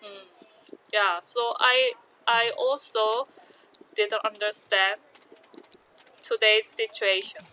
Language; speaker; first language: English; non-native, learner; Korean